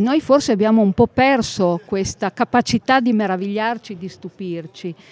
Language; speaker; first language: Italian; native; Italian